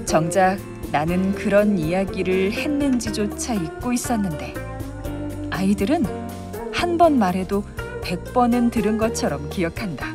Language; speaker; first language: Korean; native; Korean